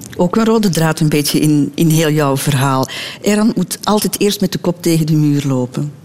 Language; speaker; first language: Dutch; native; Dutch